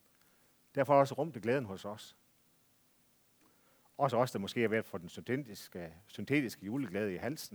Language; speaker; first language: Danish; native; Danish